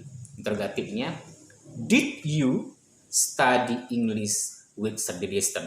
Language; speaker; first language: English; non-native, fluent; Indonesian